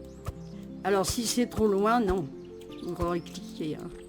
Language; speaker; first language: French; native; French